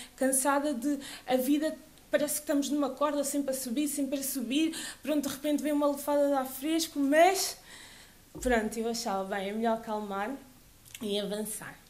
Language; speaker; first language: Portuguese; early bilingual, other home language; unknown